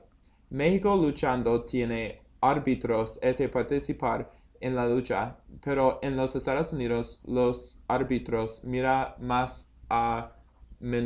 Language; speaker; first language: Spanish; non-native, learner; English